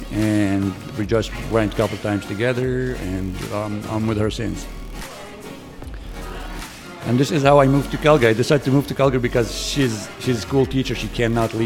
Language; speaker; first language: English; non-native, fluent; Arabic